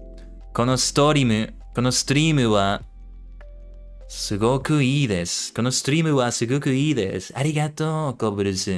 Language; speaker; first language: Japanese; non-native, learner; English